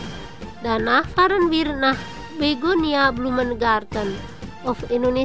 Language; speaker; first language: German; non-native, learner; Indonesian